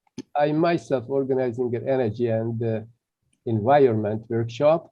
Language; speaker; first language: English; non-native, fluent; Hungarian